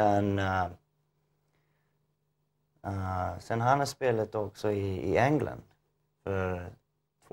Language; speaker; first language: Swedish; non-native, fluent; English